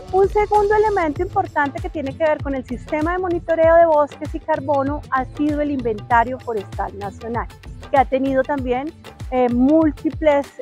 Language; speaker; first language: Spanish; native; Spanish